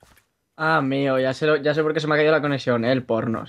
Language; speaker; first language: Spanish; native; Spanish